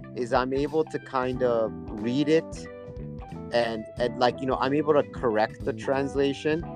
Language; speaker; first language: English; native; English